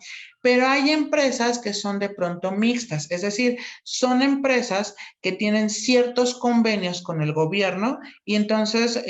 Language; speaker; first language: Spanish; native; Spanish